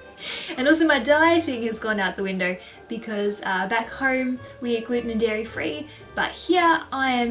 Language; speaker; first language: English; native; English